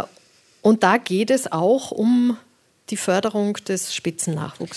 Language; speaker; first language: German; native; German